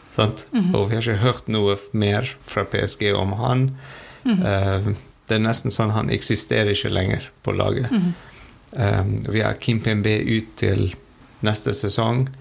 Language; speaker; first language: Norwegian; non-native, fluent; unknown